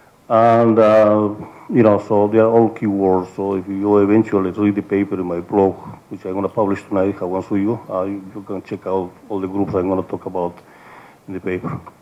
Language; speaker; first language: English; non-native, fluent; Spanish